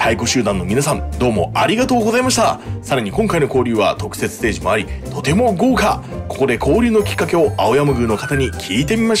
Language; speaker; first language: Japanese; native; Japanese